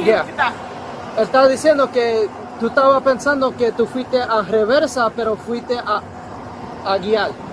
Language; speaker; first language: Spanish; early bilingual, heritage; Spanish